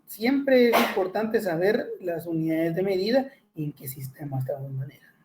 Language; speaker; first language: Spanish; native; Spanish